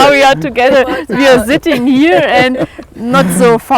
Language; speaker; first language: English; non-native, learner; German